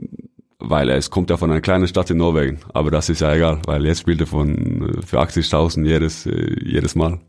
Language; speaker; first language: German; non-native, fluent; Norwegian